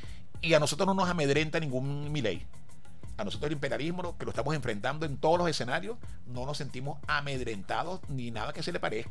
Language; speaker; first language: Spanish; native; Spanish